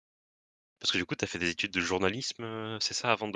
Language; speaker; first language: French; native; French